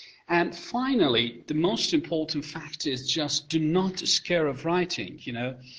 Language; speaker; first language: English; non-native, fluent; Persian